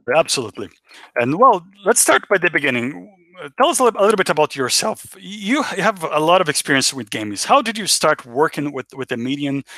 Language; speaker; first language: English; non-native, fluent; Portuguese